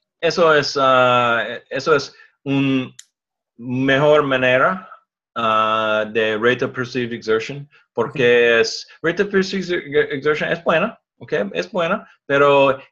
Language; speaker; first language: Spanish; non-native, learner; English